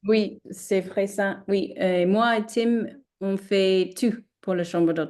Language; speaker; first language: French; non-native, learner; English